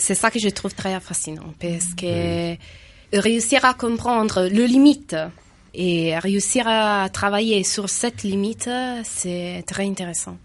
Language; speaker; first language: French; non-native, fluent; Italian